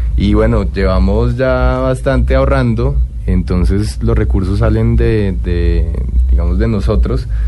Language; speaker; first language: Spanish; native; Spanish